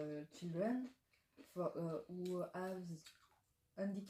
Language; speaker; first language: English; non-native, learner; French